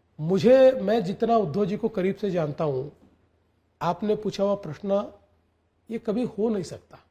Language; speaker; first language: Hindi; non-native, local second language; Marathi